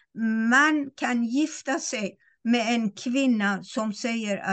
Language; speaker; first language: Swedish; non-native, fluent; Persian